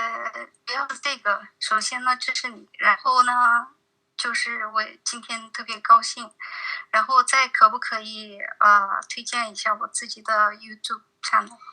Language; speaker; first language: Chinese; non-native, local second language; Uyghur